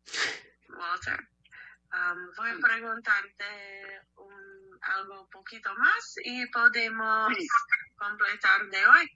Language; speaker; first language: Spanish; non-native, learner; English